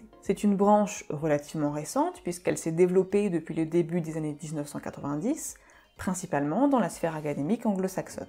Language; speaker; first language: French; native; French